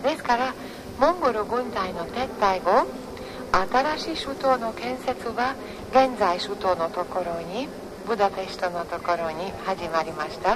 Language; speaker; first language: Japanese; non-native, fluent; Hungarian